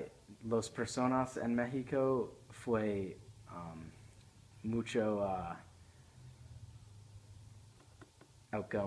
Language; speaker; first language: Spanish; non-native, learner; English